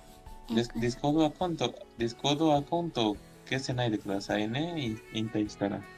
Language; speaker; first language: Japanese; non-native, fluent; Spanish